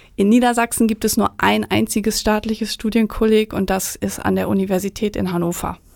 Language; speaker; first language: German; native; German